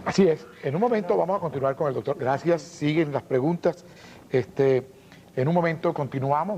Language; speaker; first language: Spanish; native; Spanish